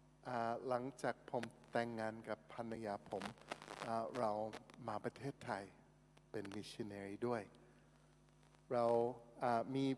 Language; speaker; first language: Thai; non-native, fluent; English